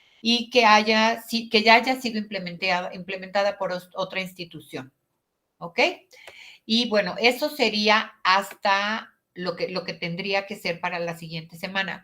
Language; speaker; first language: Spanish; native; Spanish